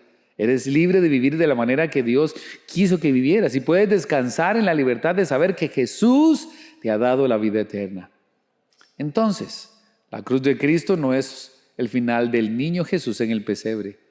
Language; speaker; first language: Spanish; native; Spanish